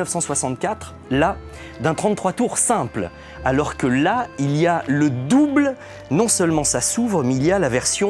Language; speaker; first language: French; native; French